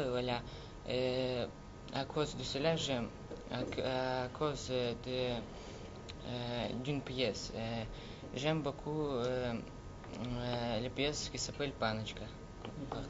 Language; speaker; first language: French; non-native, learner; Russian